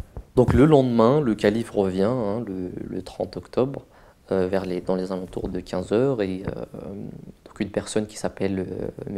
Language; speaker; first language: French; native; French